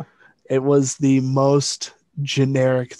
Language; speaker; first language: English; native; English